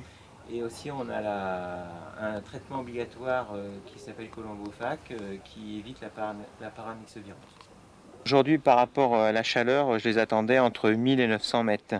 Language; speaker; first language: French; native; French